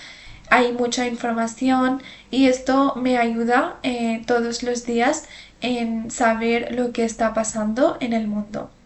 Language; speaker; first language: Spanish; non-native, fluent; Urdu